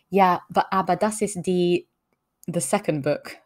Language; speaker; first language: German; non-native, learner; French